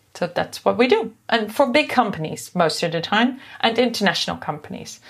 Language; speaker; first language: English; non-native, fluent; Dutch